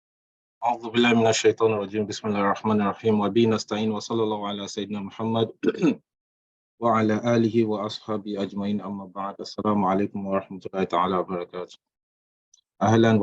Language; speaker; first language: Arabic; non-native, fluent; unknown